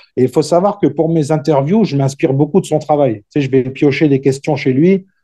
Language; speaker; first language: French; native; French